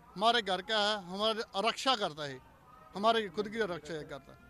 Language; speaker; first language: Hindi; native; Hindi